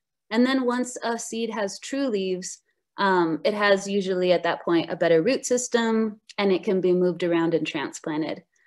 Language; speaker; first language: English; native; English